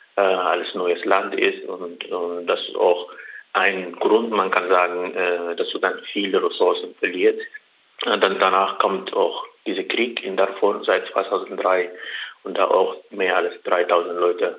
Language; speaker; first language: German; non-native, learner; Arabic